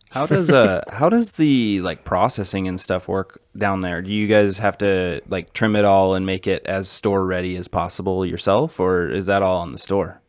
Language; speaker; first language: English; native; English